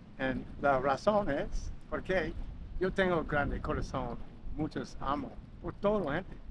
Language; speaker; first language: Spanish; non-native, learner; English